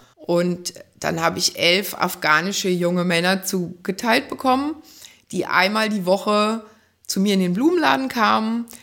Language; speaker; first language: German; native; German